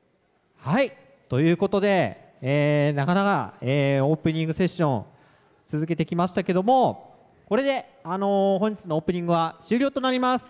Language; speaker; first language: Japanese; native; Japanese